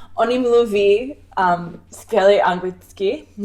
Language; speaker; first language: Czech; non-native, learner; English